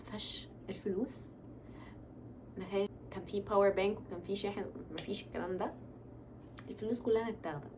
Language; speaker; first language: Arabic; native; Arabic